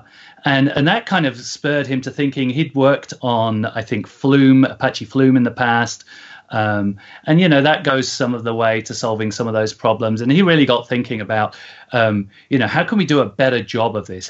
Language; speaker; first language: English; native; English